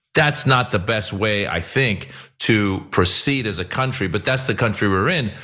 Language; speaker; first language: English; non-native, fluent; Persian